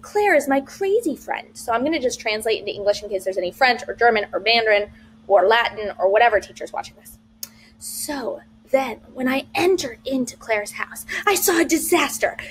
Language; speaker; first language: English; native; English